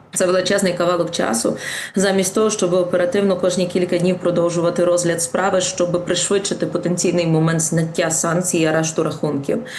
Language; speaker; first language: Ukrainian; native; Ukrainian